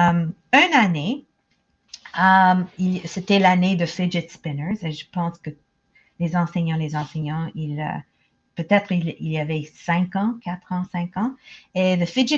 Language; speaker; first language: French; non-native, local second language; English